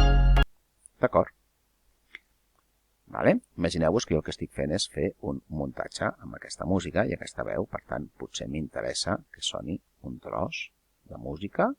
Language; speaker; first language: Catalan; native; Catalan